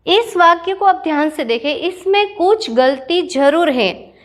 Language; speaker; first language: Hindi; non-native, local second language; Gujarati